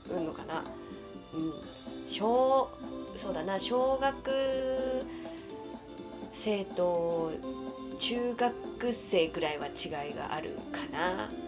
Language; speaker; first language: Japanese; native; Japanese